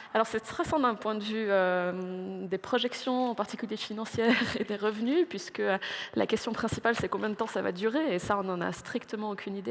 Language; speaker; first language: French; native; French